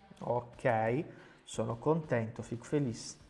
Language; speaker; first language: Italian; non-native, fluent; Portuguese